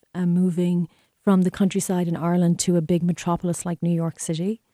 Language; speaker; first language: English; native; English